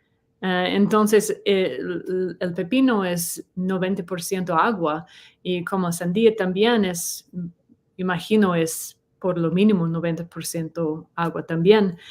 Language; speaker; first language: Spanish; non-native, learner; English